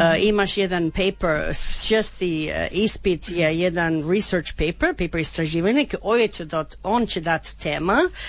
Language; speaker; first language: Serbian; non-native, learner; French